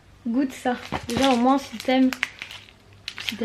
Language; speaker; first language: French; native; French